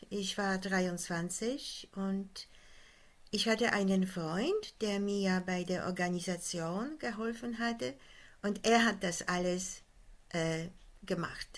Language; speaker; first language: German; non-native, fluent; Polish